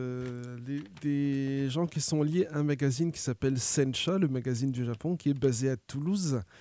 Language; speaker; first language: French; native; French